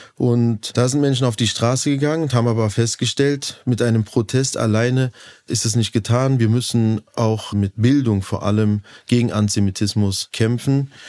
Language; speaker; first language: German; early bilingual, other home language; Turkish